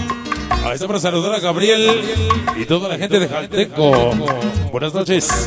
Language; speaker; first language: Spanish; native; Spanish